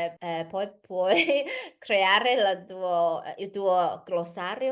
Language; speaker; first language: Italian; non-native, learner; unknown